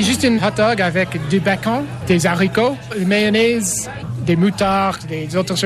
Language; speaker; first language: French; non-native, learner; English